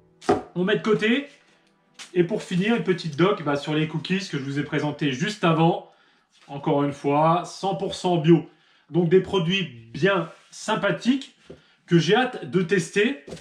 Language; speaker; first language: French; native; French